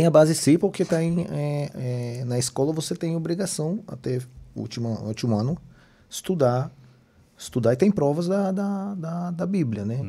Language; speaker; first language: Portuguese; non-native, fluent; Hebrew